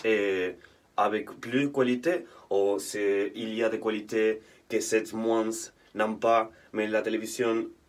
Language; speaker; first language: French; non-native, learner; Spanish